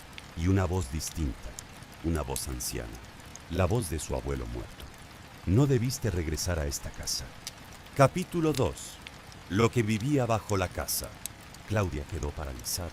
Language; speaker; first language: Spanish; native; Spanish